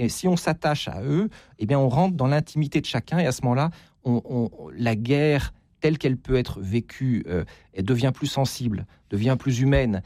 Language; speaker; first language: French; native; French